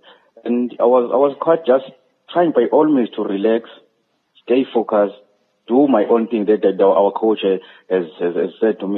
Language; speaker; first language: English; non-native, local second language; Zulu